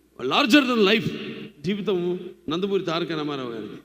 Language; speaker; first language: Telugu; native; Telugu